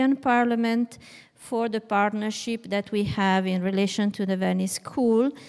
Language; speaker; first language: English; non-native, fluent; Italian